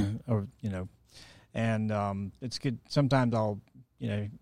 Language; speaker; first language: English; native; English